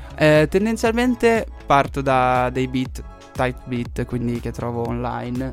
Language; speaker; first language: Italian; native; Italian